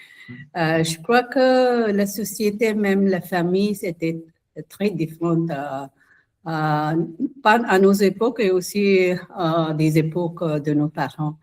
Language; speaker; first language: French; non-native, learner; Hindi